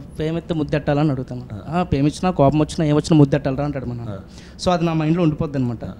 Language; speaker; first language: Telugu; native; Telugu